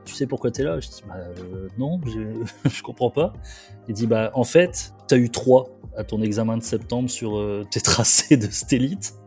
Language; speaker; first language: French; native; French